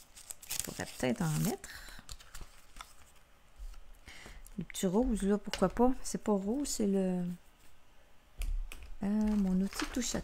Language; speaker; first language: French; native; French